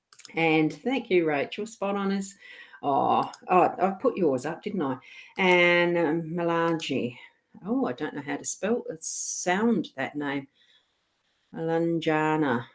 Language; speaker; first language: English; native; English